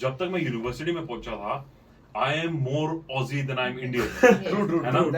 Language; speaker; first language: Hindi; native; Hindi